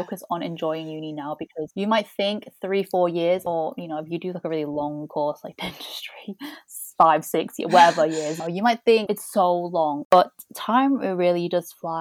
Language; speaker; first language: English; native; English